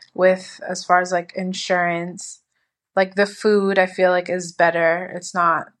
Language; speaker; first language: English; native; English